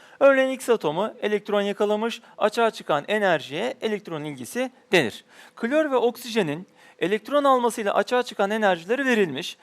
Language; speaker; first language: Turkish; native; Turkish